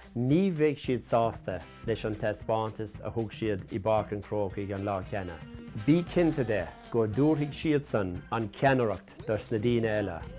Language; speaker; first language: Irish; non-native, local second language; English